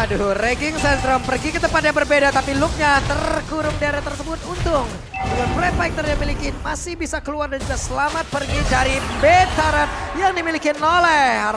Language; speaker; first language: Indonesian; native; Indonesian